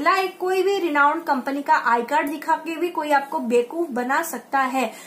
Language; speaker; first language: Hindi; non-native, local second language; Bangla